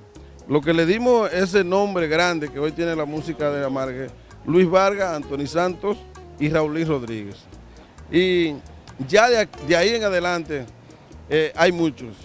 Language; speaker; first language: Spanish; native; Spanish